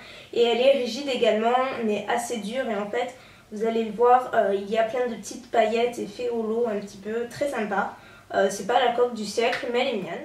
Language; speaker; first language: French; native; French